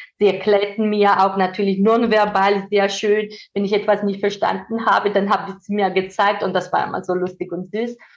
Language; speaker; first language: German; non-native, fluent; Georgian